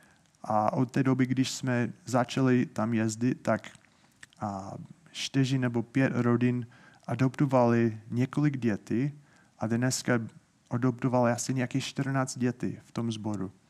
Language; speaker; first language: Czech; non-native, fluent; English